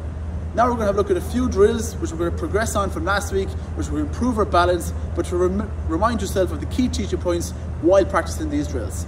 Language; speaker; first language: English; native; English